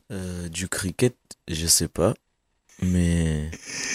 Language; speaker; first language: French; non-native, fluent; Kabuverdianu